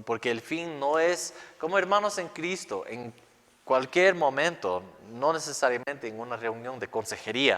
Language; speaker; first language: Spanish; non-native, fluent; English